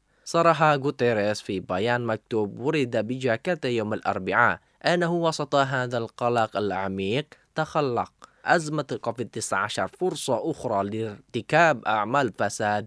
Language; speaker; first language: Arabic; non-native, fluent; Indonesian